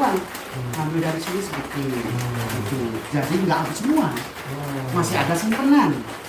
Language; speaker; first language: Indonesian; non-native, local second language; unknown